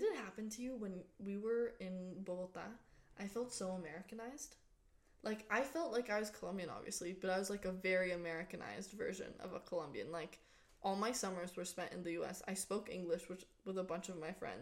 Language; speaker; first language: English; non-native, fluent; Spanish